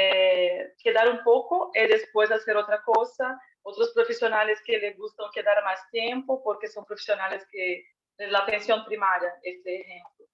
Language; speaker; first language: Spanish; non-native, fluent; Portuguese